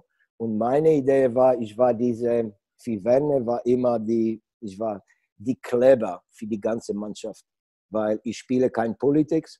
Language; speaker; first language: German; non-native, learner; Polish